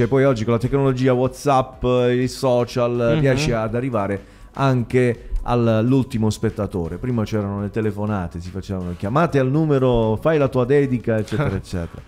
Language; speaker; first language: Italian; native; Italian